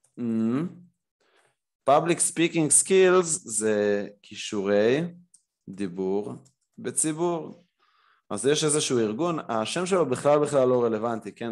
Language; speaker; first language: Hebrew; native; Hebrew